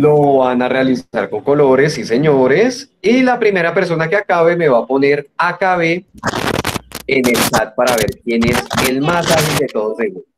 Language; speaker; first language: Spanish; native; Spanish